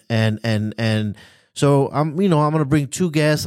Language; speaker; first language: English; native; English